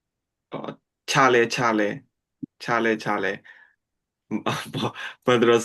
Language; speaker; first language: Korean; non-native, learner; Burmese